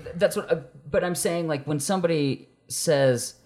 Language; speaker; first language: English; native; English